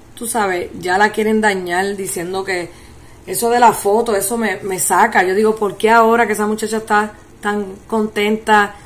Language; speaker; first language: Spanish; early bilingual, heritage; Spanish